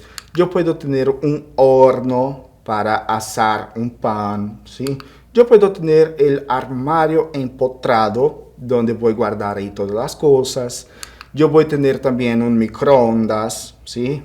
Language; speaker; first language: Spanish; non-native, fluent; Portuguese